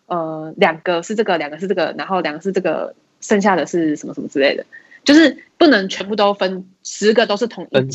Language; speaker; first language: Chinese; native; Chinese